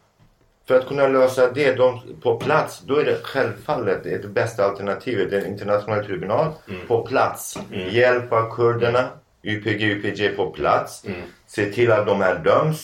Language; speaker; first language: Swedish; non-native, fluent; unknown